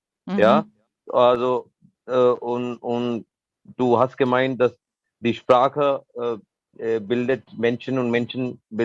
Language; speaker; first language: German; non-native, learner; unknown